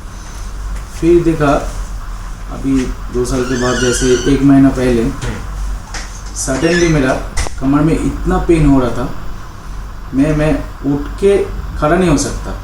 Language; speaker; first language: Hindi; non-native, local second language; Bangla